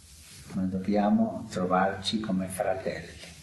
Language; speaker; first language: Italian; non-native, fluent; Spanish